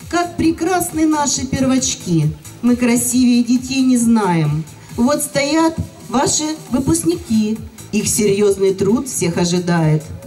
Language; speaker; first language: Russian; native; Russian